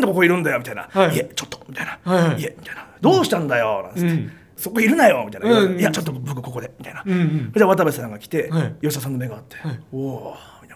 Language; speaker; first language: Japanese; native; Japanese